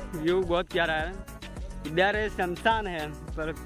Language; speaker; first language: Hindi; non-native, local second language; Gujarati